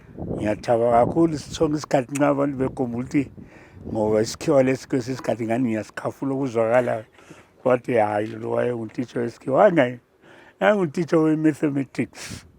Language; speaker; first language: Zulu; native; Zulu